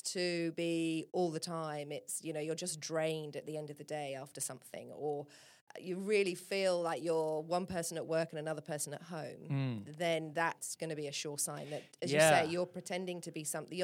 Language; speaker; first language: English; native; English